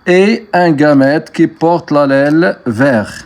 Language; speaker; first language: French; non-native, local second language; Arabic